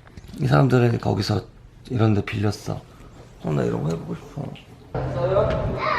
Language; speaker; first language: Korean; early bilingual, heritage; Korean